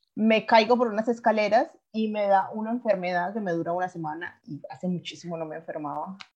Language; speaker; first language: Spanish; native; Spanish